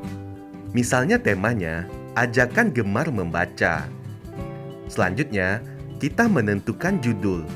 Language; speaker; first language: Indonesian; native; Indonesian